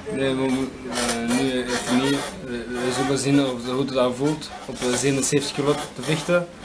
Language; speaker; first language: Dutch; non-native, fluent; Armenian